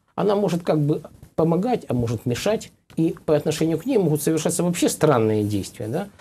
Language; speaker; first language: Russian; native; Russian